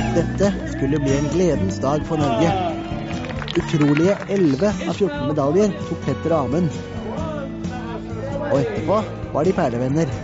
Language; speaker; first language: Norwegian; native; Norwegian